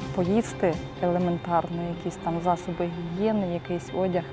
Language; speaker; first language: Ukrainian; native; Ukrainian